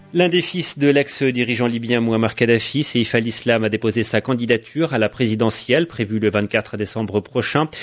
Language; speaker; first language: French; native; French